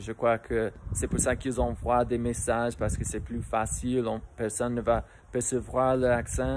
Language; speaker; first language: French; non-native, fluent; English